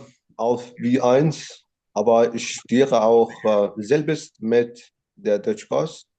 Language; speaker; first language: German; non-native, learner; Arabic